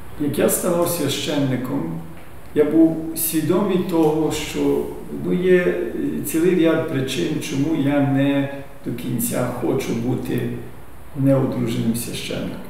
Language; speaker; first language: Ukrainian; early bilingual, heritage; Ukrainian